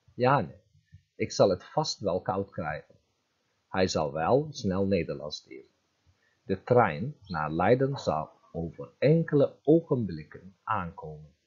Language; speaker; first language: Dutch; non-native, fluent; Turkish